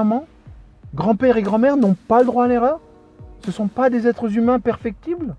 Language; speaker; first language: French; early bilingual, other home language; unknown